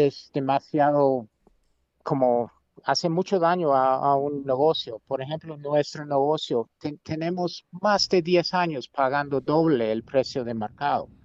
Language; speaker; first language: Spanish; non-native, fluent; English